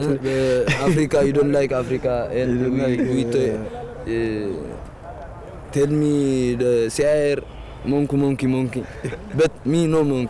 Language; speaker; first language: English; non-native, learner; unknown